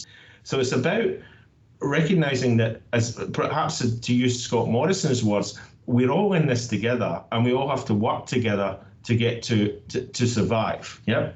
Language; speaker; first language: English; native; English